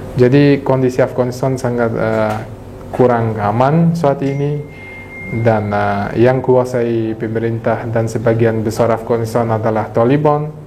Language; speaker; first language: Indonesian; non-native, fluent; Persian